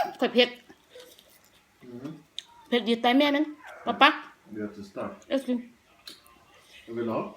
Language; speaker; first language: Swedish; non-native, learner; Thai